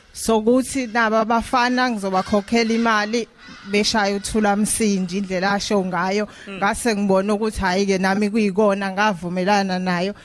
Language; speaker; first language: Zulu; native; Zulu